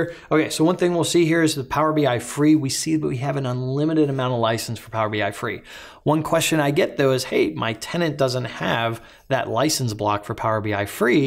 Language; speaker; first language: English; native; English